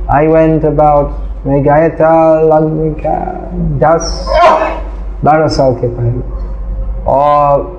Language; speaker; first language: Hindi; non-native, fluent; English